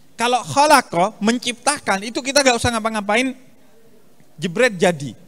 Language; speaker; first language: Indonesian; native; Indonesian